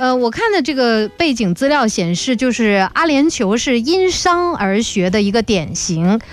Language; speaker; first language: Chinese; native; Chinese